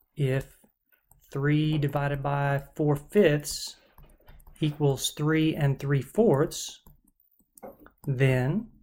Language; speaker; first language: English; native; English